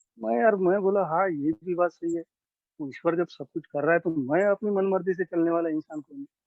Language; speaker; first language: Hindi; non-native, local second language; Marathi